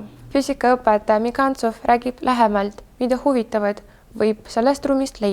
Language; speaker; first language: Estonian; non-native, local second language; Russian